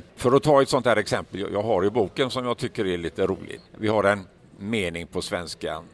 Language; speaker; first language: Swedish; native; Swedish